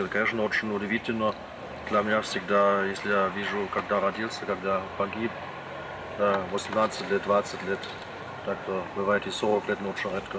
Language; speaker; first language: Russian; non-native, fluent; German